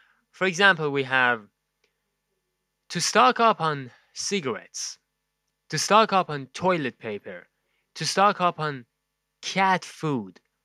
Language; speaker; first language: English; non-native, fluent; Persian